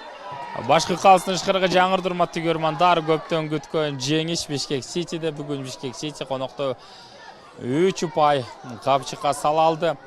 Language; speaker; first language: Kyrgyz; native; Kyrgyz